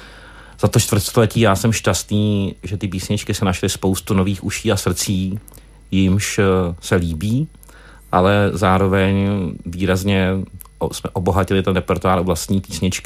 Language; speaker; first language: Czech; native; Czech